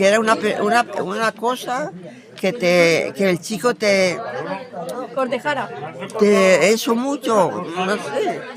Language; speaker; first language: Spanish; non-native, local second language; Catalan